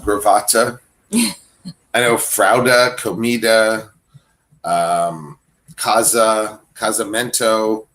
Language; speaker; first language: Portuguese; non-native, learner; English